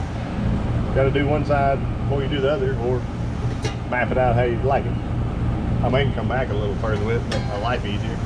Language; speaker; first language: English; native; English